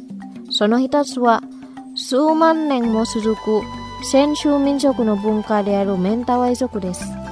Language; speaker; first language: Japanese; non-native, fluent; Indonesian